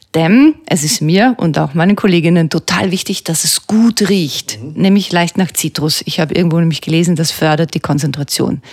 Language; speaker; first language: German; native; German